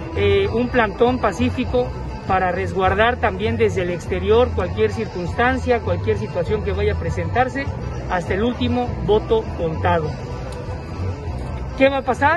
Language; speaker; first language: Spanish; native; Spanish